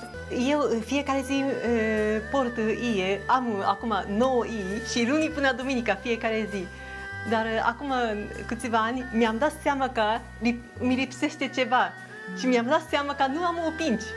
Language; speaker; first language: Romanian; non-native, fluent; Japanese